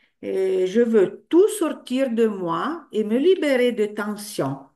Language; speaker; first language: French; non-native, fluent; Italian